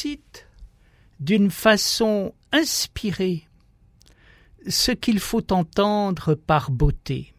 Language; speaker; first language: French; native; French